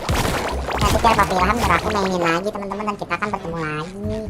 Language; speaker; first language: Indonesian; native; Indonesian